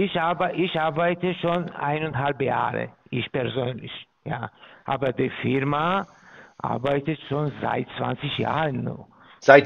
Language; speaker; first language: German; non-native, fluent; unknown